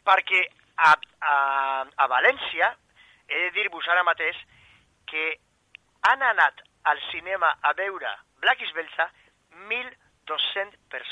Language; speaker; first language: Catalan; non-native, fluent; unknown